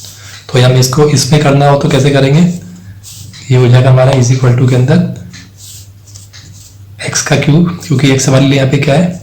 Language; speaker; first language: Hindi; native; Hindi